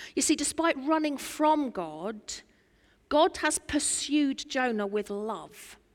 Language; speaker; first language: English; native; English